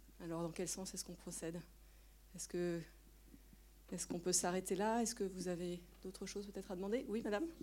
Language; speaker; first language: French; native; French